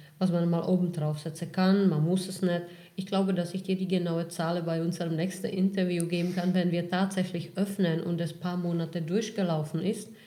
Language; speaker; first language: German; non-native, fluent; Czech